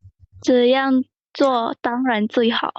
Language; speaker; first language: Chinese; non-native, learner; Indonesian